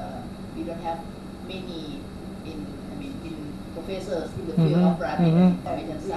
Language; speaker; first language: English; non-native, learner; Thai